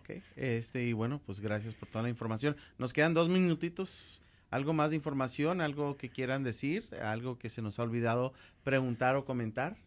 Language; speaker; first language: Spanish; native; Spanish